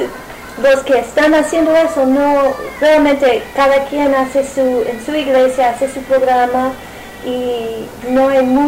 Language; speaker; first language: Spanish; non-native, fluent; English